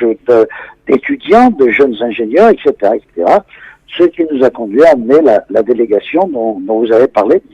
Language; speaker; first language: French; native; French